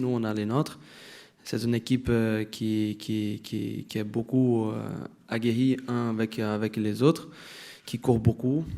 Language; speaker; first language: French; non-native, fluent; Portuguese